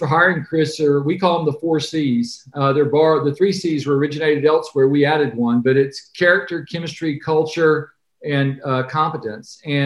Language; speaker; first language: English; native; English